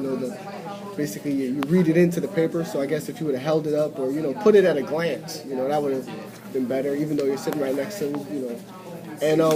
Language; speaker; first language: English; native; English